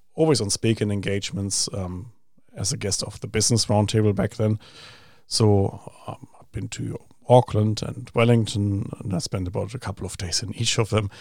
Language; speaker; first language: English; non-native, fluent; German